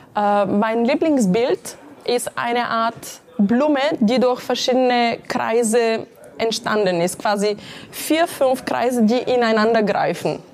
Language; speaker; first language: German; non-native, fluent; Bulgarian